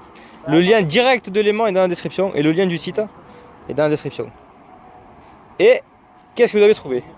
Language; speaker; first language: French; native; French